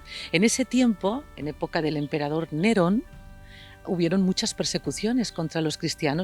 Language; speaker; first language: Spanish; native; Spanish